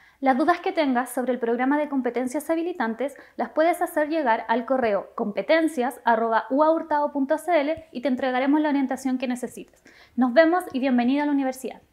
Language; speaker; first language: Spanish; native; Spanish